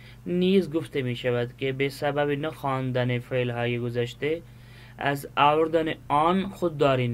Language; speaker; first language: Persian; non-native, fluent; Urdu